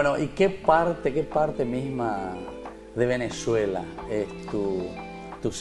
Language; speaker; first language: Spanish; native; Spanish